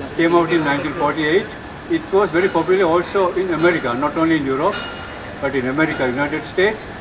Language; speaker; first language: English; non-native, local second language; Sinhala